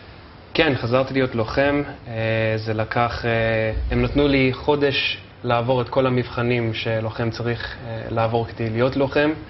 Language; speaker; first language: Hebrew; non-native, fluent; English